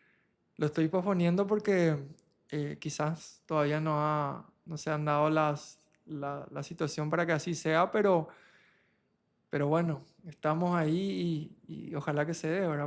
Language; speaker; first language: Spanish; native; Spanish